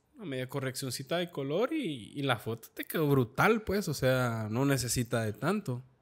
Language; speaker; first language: Spanish; native; Spanish